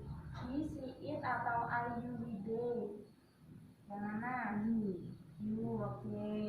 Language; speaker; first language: English; non-native, learner; Indonesian